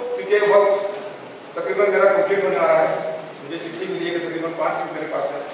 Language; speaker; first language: Hindi; non-native, local second language; Urdu